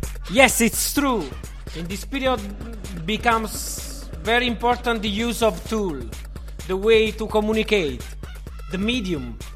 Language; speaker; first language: English; non-native, fluent; Italian